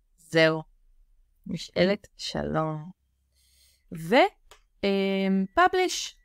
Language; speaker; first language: Hebrew; native; Hebrew